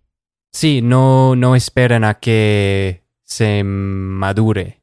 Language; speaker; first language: Spanish; non-native, fluent; English